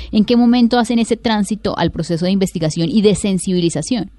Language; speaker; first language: Spanish; native; Spanish